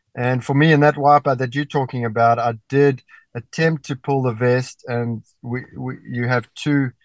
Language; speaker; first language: English; native; English